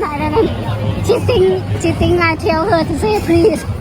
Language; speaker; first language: English; non-native, learner; Thai